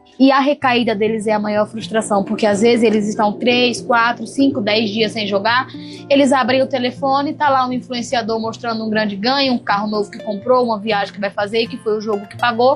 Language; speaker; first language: Portuguese; native; Portuguese